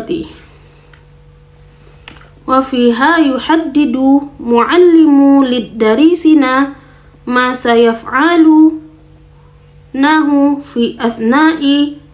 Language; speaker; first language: Arabic; non-native, learner; Indonesian